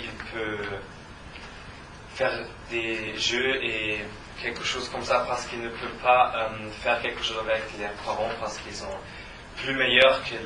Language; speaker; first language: French; non-native, learner; German